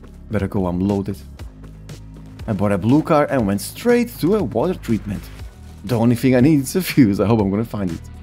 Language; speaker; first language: English; non-native, fluent; Slovak